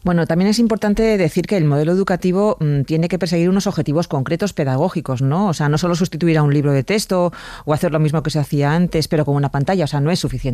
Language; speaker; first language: Spanish; native; Spanish